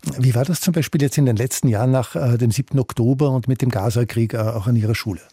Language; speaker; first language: German; native; German